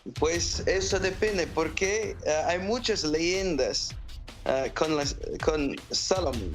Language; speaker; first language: Spanish; non-native, fluent; English